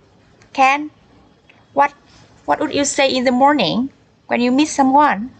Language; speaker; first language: English; non-native, learner; Vietnamese